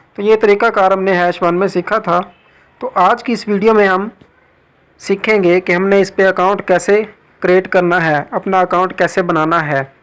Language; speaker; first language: Urdu; non-native, local second language; Punjabi